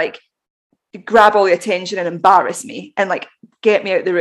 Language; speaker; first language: English; native; English